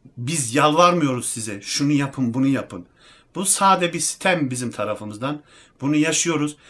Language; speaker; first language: Turkish; early bilingual, heritage; Turkish